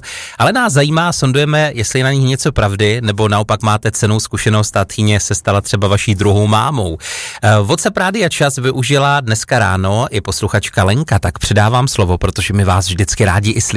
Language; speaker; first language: Czech; native; Czech